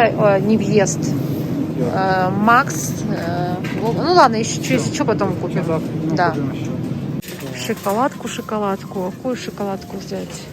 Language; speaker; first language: Russian; native; Russian